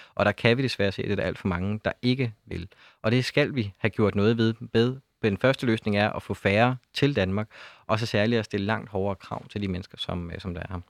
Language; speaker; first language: Danish; native; Danish